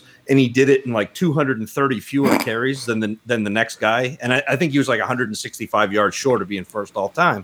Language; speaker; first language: English; native; English